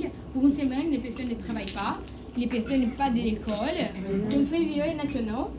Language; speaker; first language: French; non-native, learner; Portuguese